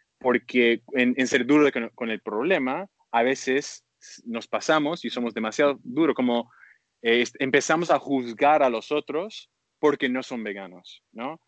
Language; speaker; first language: Spanish; early bilingual, heritage; Spanish